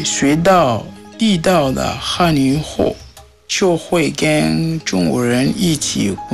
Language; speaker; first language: Chinese; non-native, fluent; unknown